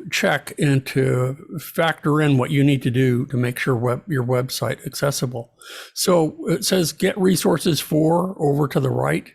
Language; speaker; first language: English; native; English